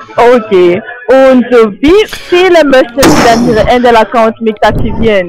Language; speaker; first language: German; non-native, learner; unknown